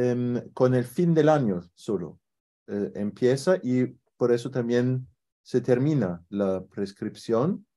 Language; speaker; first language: Spanish; non-native, fluent; German